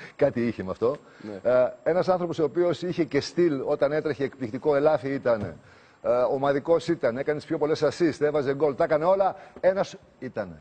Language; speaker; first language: Greek; native; Greek